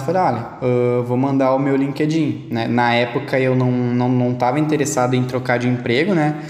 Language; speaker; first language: Portuguese; native; Portuguese